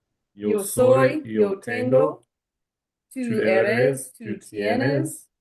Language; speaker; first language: Spanish; non-native, learner; English